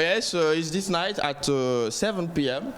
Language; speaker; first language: English; non-native, learner; French